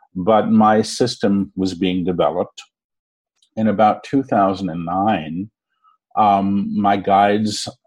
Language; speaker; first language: English; native; English